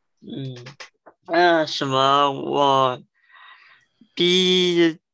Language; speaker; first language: Chinese; early bilingual, heritage; Chinese